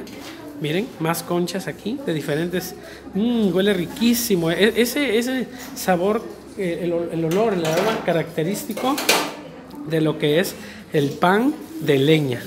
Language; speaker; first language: Spanish; native; Spanish